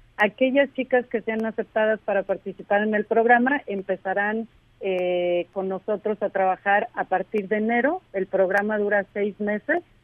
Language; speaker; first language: Spanish; native; Spanish